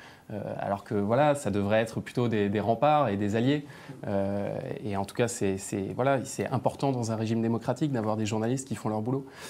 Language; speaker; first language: French; native; French